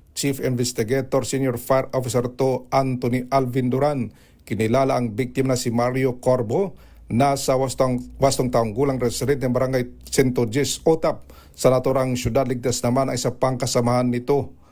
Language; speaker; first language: Filipino; non-native, local second language; Waray